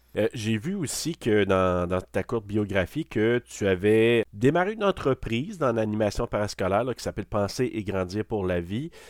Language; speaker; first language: French; native; French